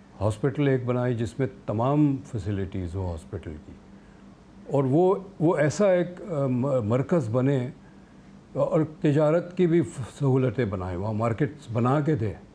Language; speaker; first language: Urdu; native; Urdu